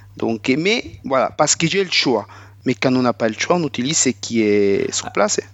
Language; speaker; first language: French; non-native, fluent; Spanish